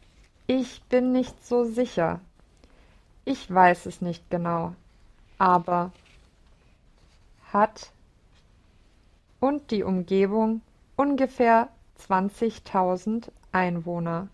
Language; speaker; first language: German; non-native, learner; English